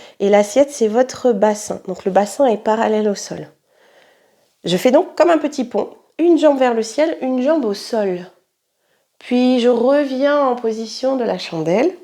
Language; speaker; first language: French; native; French